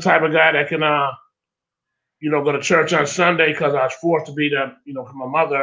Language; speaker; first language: English; native; English